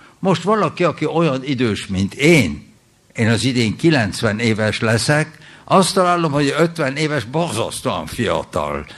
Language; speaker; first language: Hungarian; early bilingual, heritage; German